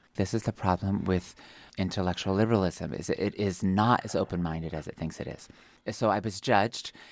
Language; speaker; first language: English; native; English